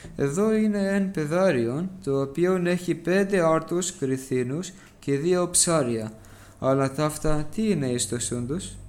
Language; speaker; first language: Greek; early bilingual, heritage; Greek